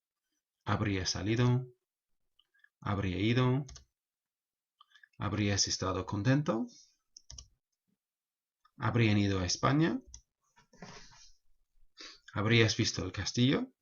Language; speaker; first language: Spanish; non-native, fluent; English